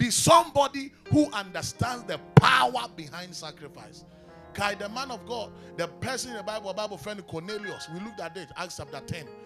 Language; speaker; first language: English; non-native, local second language; Akan